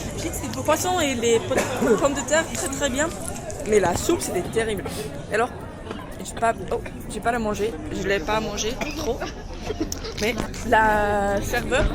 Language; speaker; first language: French; non-native, learner; English